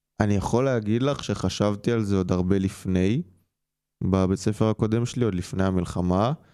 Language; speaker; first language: Hebrew; early bilingual, other home language; English